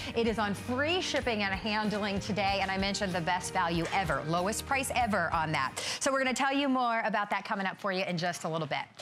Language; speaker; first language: English; native; English